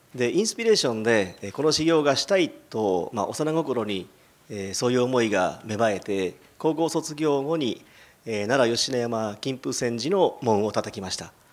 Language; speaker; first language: Japanese; native; Japanese